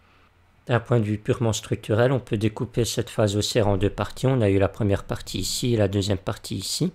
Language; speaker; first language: French; native; French